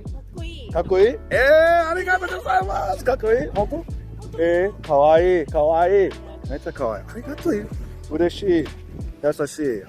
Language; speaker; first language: Japanese; non-native, learner; English